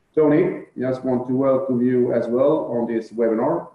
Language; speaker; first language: English; non-native, fluent; Swedish